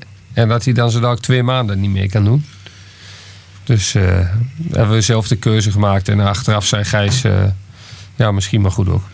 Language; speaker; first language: Dutch; native; Dutch